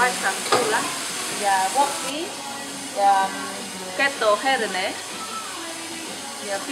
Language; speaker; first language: Finnish; non-native, learner; Khmer